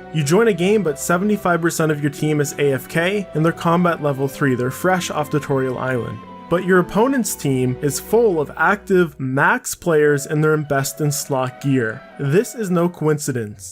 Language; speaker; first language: English; native; English